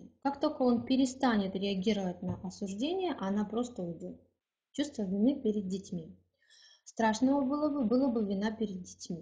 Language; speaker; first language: Russian; native; Russian